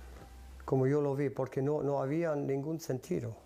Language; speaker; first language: Spanish; early bilingual, other home language; German